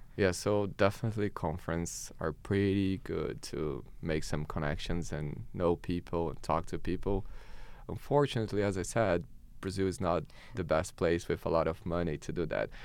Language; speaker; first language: English; non-native, fluent; Portuguese